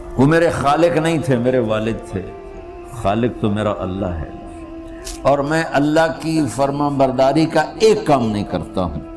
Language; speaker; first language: Urdu; non-native, local second language; Punjabi